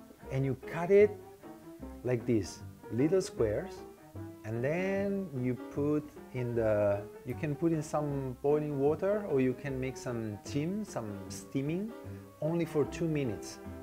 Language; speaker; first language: English; non-native, fluent; Italian